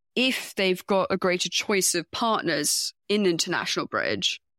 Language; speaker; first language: English; native; English